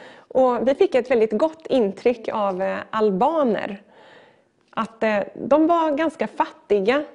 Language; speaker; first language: Swedish; native; Swedish